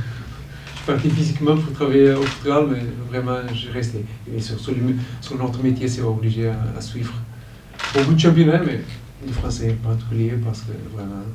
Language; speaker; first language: French; non-native, fluent; Portuguese